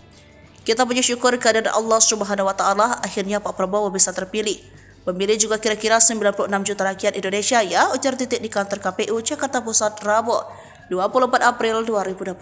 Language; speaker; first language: Indonesian; native; Indonesian